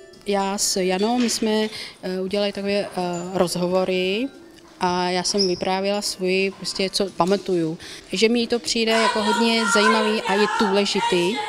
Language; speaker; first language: Czech; non-native, fluent; Chinese